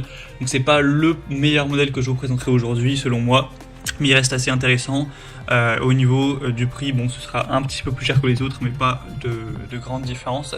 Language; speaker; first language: French; native; French